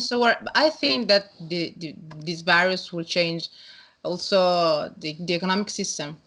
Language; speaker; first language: English; non-native, learner; Italian